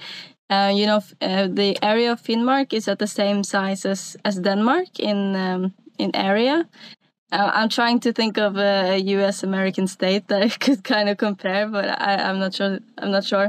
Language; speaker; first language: English; non-native, fluent; Norwegian